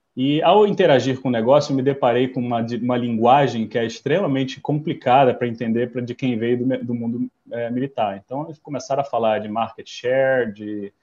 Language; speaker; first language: Portuguese; non-native, fluent; English